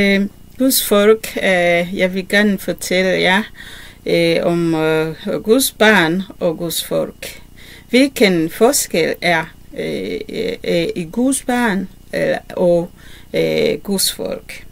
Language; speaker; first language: Danish; non-native, learner; Kinyarwanda